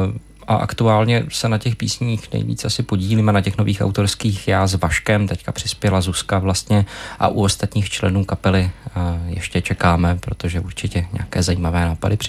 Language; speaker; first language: Czech; native; Czech